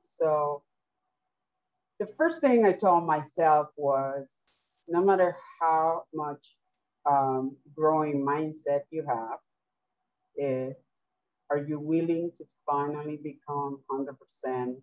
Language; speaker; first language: English; non-native, fluent; Spanish